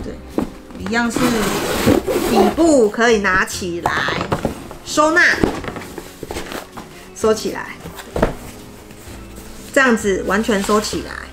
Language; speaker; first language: Chinese; native; Chinese